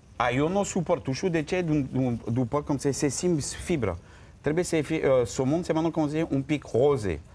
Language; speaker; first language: Romanian; non-native, learner; French